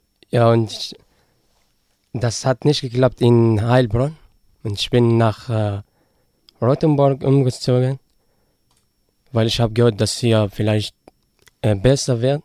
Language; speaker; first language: German; non-native, learner; Arabic